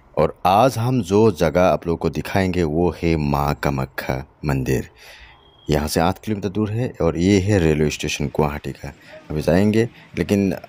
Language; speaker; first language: Hindi; non-native, local second language; Assamese